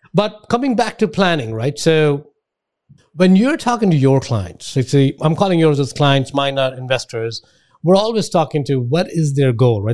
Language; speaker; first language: English; non-native, local second language; Hindi